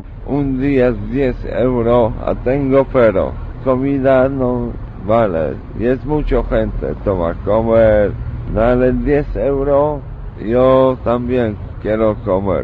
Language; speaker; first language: Spanish; non-native, learner; Polish